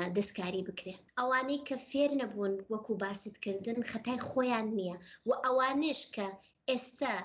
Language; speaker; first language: Central Kurdish; non-native, local second language; Gurani